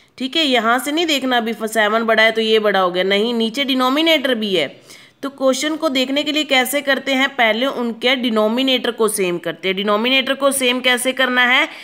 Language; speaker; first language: Hindi; non-native, local second language; Punjabi